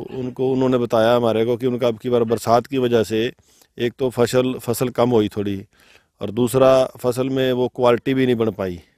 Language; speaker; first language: Hindi; non-native, local second language; Punjabi